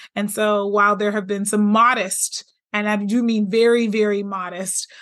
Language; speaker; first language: English; native; English